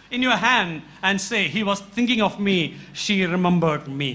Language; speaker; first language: English; non-native, local second language; Malayalam